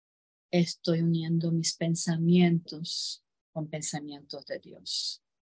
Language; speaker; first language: Spanish; non-native, fluent; Croatian